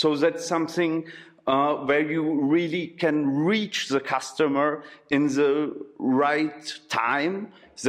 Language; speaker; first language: English; non-native, fluent; German